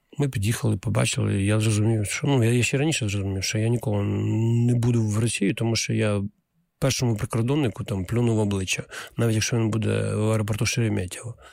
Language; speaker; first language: Ukrainian; non-native, local second language; Russian